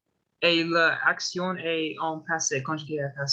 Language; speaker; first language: French; non-native, learner; English